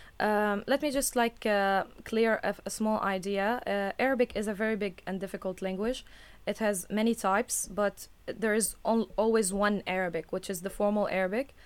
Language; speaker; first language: English; non-native, fluent; Arabic